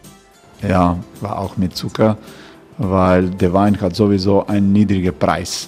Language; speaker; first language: German; non-native, learner; Croatian